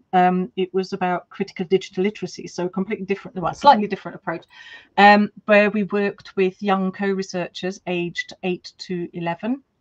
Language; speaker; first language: English; non-native, fluent; German